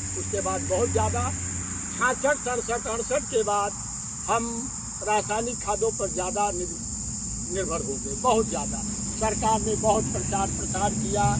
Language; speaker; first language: Hindi; native; Hindi